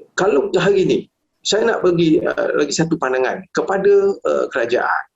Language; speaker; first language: Malay; native; Malay